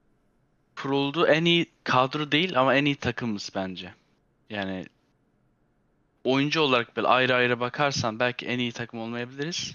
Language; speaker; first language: Turkish; early bilingual, heritage; Turkish